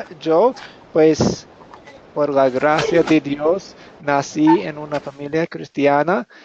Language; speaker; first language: Spanish; non-native, fluent; English